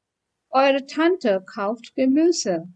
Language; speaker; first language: German; non-native, fluent; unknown